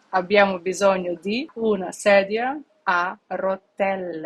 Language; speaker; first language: Italian; non-native, fluent; Ukrainian